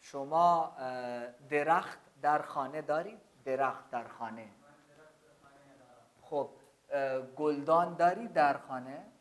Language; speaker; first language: Persian; non-native, fluent; Urdu